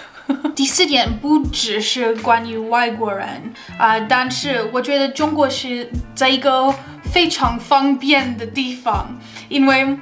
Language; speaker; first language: Chinese; non-native, fluent; English